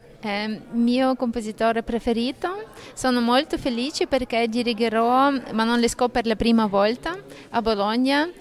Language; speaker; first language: Italian; non-native, fluent; Ukrainian